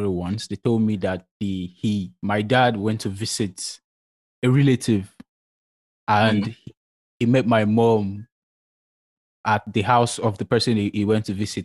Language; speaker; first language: English; non-native, local second language; Yoruba